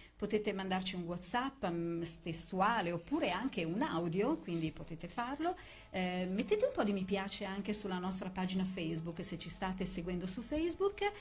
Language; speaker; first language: Italian; native; Italian